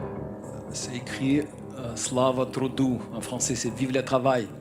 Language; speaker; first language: French; non-native, fluent; Russian